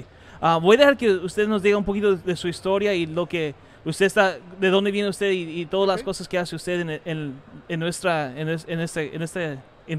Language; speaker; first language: Spanish; early bilingual, heritage; Spanish